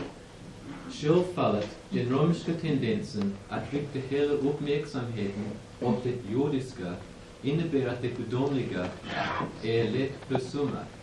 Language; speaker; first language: Swedish; non-native, fluent; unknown